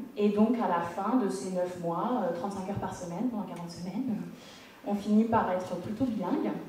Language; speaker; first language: French; early bilingual, other home language; English